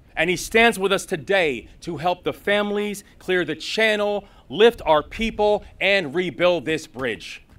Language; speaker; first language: English; native; English